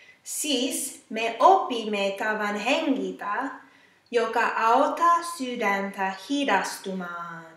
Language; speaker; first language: Finnish; non-native, fluent; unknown